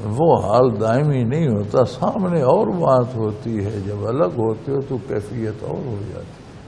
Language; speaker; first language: Urdu; non-native, local second language; Punjabi